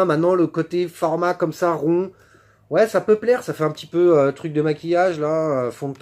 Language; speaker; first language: French; native; French